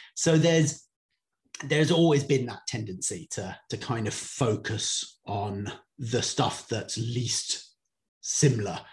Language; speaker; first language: English; native; English